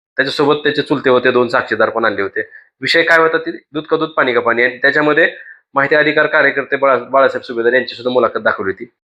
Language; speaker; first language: Marathi; native; Marathi